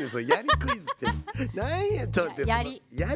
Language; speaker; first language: Japanese; native; Japanese